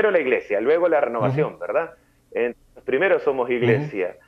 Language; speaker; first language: Spanish; native; Spanish